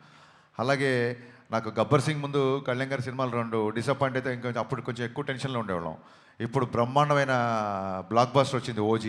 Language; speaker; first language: Telugu; native; Telugu